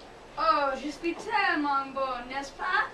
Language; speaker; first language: French; non-native, learner; English